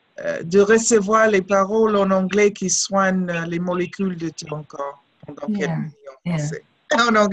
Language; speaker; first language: French; non-native, fluent; English